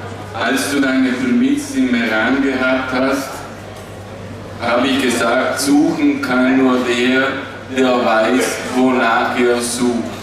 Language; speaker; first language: German; non-native, fluent; Slovenian